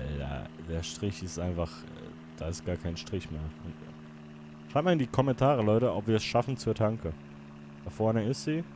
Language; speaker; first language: German; native; German